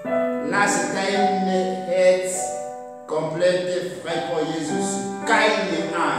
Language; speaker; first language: German; non-native, learner; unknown